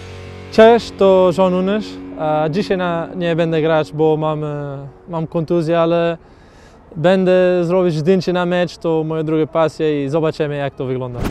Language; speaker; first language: Polish; non-native, learner; Portuguese